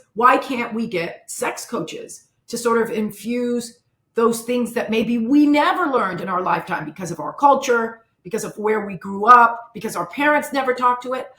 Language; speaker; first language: English; native; English